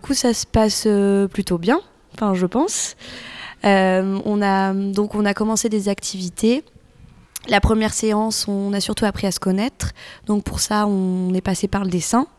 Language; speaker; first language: French; native; French